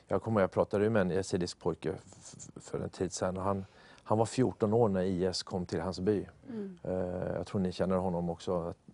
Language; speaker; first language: Swedish; native; Swedish